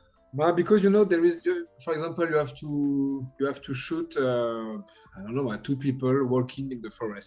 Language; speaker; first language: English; non-native, learner; French